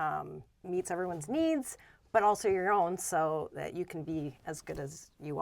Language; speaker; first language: English; native; English